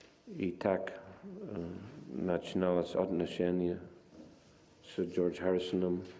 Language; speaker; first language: Russian; non-native, fluent; English